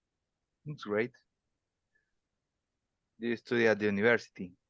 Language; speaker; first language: English; non-native, learner; Spanish